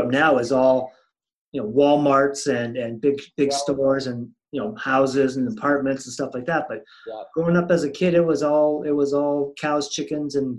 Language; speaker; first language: English; native; English